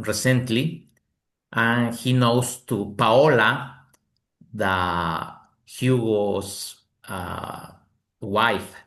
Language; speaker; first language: English; non-native, learner; Spanish